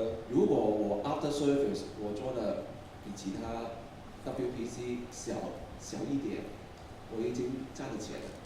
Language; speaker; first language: Chinese; non-native, local second language; Cantonese